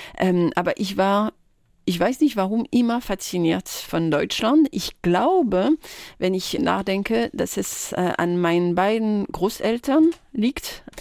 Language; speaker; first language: German; non-native, fluent; French